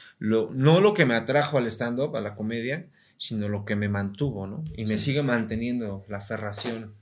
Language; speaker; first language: Spanish; native; Spanish